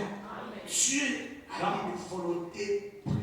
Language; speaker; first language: French; non-native, local second language; Lingala